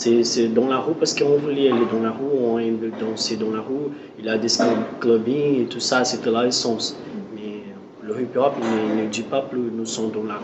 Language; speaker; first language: French; non-native, learner; Portuguese